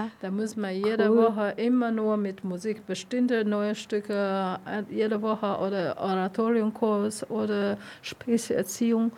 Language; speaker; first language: German; non-native, learner; Vietnamese